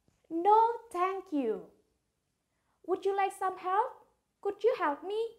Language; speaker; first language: English; non-native, fluent; Indonesian